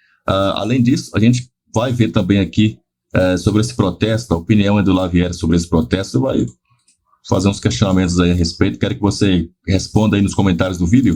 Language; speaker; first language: Portuguese; native; Portuguese